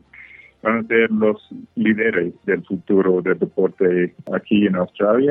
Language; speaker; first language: Spanish; non-native, fluent; English